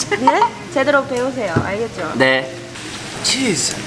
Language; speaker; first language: Korean; early bilingual, heritage; Korean